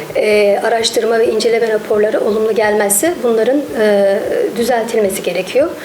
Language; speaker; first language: Turkish; native; Turkish